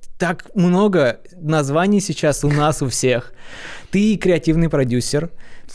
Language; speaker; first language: Russian; native; Russian